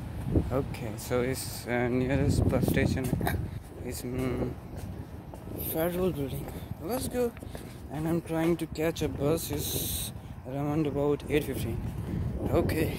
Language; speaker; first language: English; non-native, learner; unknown